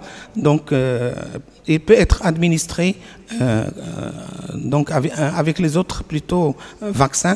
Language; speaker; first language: French; non-native, local second language; Arabic